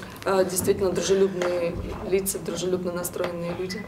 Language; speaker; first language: Russian; native; Russian